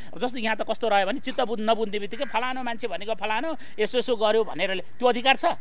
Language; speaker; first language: Nepali; native; Nepali